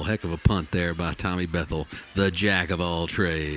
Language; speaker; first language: English; native; English